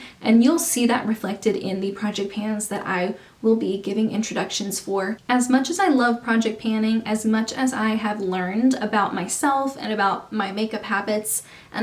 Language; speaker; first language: English; native; English